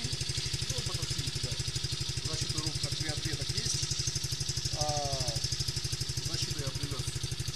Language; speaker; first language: Russian; native; Russian